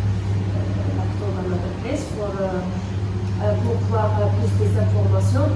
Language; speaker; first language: French; non-native, local second language; Arabic